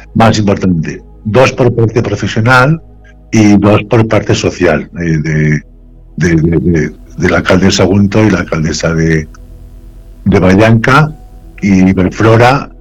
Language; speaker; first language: Spanish; native; Spanish